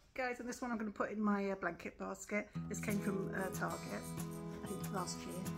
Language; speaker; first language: English; native; English